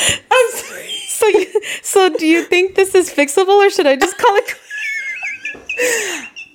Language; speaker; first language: English; early bilingual, other home language; Spanish